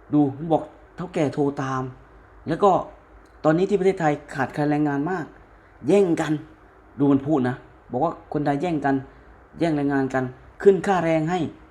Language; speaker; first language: Thai; native; Thai